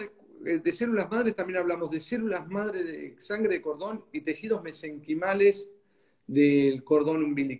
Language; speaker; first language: Spanish; native; Spanish